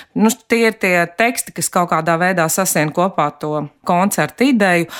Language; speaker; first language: Latvian; native; Latvian